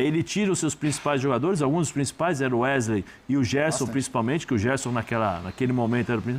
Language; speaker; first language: Portuguese; native; Portuguese